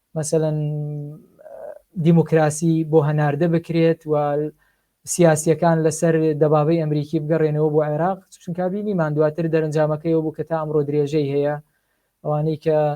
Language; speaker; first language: Central Kurdish; native; Central Kurdish